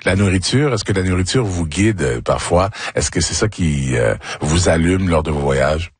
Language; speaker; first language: French; native; French